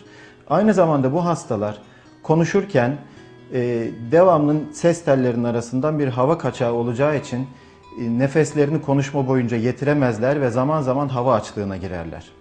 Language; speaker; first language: Turkish; native; Turkish